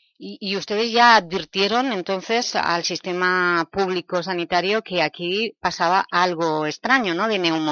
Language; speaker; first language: Spanish; native; Spanish